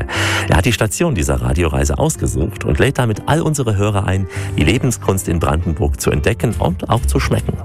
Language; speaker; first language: German; native; German